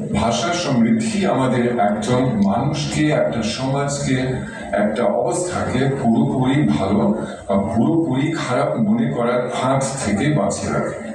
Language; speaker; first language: Bangla; non-native, fluent; German